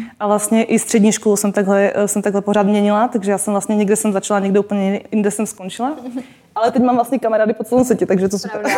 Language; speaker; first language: Czech; non-native, local second language; Slovak